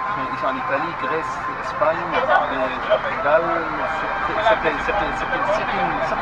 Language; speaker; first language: French; non-native, learner; Wolof